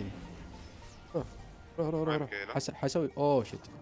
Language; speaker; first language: Arabic; native; Arabic